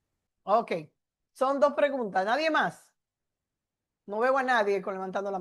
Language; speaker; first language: Spanish; native; Spanish